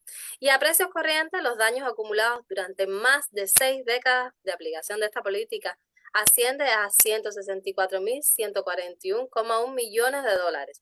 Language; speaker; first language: Spanish; native; Spanish